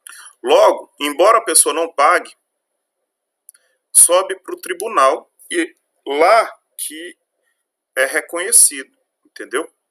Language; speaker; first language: Portuguese; native; Portuguese